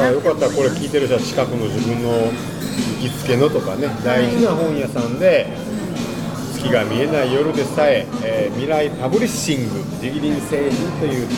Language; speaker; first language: Japanese; native; Japanese